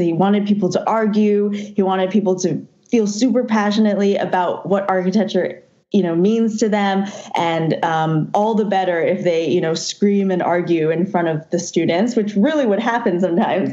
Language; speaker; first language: English; non-native, local second language; Cantonese